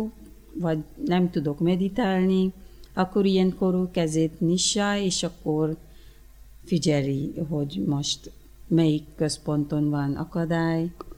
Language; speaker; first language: Hungarian; early bilingual, other home language; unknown